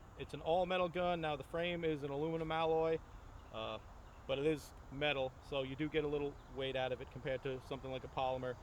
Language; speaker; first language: English; native; English